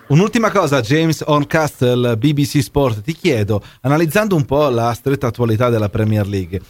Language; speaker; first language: Italian; native; Italian